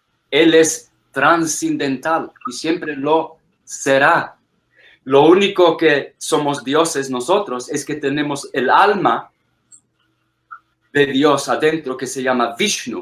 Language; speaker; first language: Spanish; non-native, fluent; English